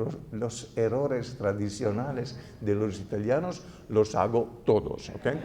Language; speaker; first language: Spanish; non-native, fluent; Italian